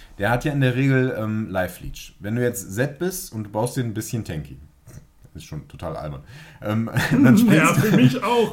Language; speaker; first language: German; native; German